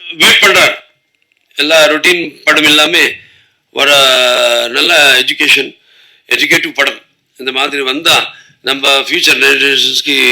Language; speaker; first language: Tamil; non-native, local second language; Telugu